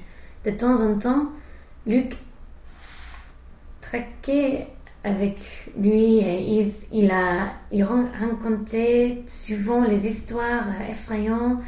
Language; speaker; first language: French; non-native, fluent; English